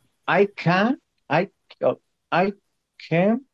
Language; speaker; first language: English; non-native, learner; Spanish